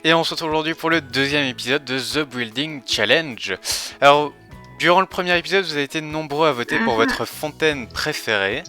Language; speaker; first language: French; native; French